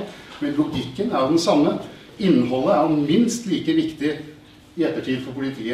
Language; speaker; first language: Norwegian; native; Norwegian